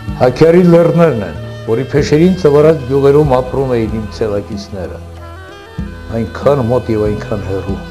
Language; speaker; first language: Armenian; non-native, local second language; Assyrian Neo-Aramaic